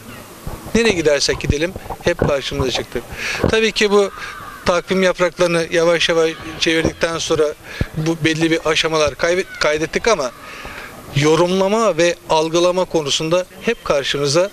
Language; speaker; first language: Turkish; native; Turkish